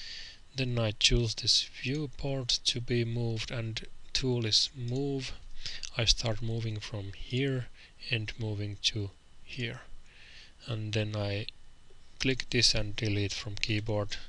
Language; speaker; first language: English; non-native, fluent; Finnish